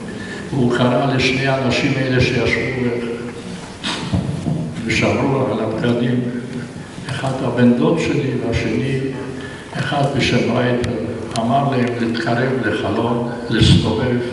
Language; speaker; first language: Hebrew; non-native, fluent; Polish